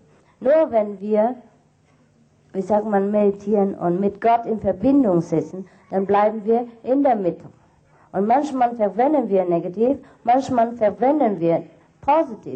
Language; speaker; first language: German; non-native, fluent; Vietnamese